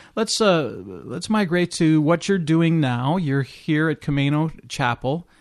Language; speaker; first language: English; native; English